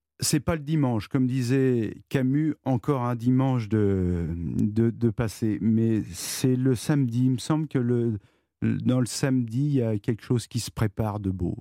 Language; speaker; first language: French; native; French